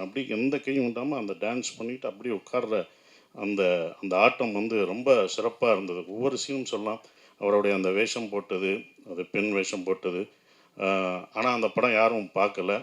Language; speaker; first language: Tamil; native; Tamil